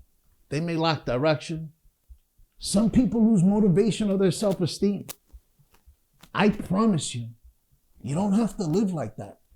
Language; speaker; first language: English; native; English